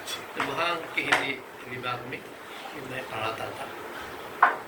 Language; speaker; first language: Hindi; non-native, fluent; Japanese